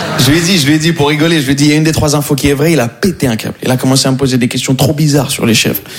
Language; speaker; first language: French; non-native, local second language; Arabic